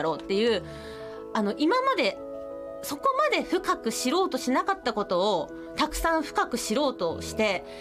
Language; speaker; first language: Japanese; native; Japanese